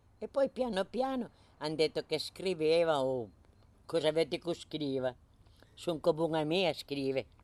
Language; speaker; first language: Italian; native; Italian